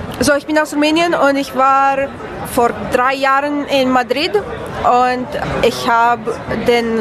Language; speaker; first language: German; non-native, learner; Romanian